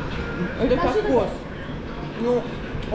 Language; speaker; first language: Russian; native; Russian